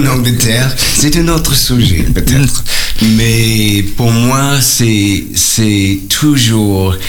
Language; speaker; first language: French; non-native, learner; English